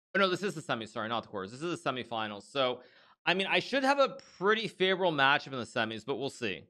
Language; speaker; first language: English; native; English